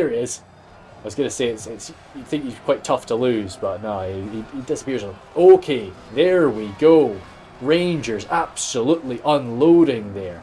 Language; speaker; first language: English; native; English